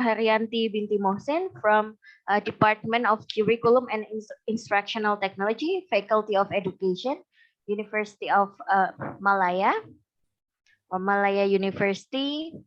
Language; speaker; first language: English; non-native, fluent; Indonesian